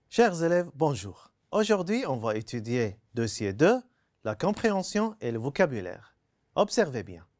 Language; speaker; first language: French; non-native, fluent; Arabic